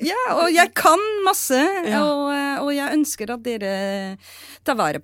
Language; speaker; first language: Norwegian; non-native, fluent; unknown